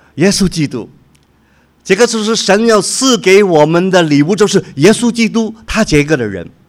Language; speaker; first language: Chinese; non-native, local second language; Cantonese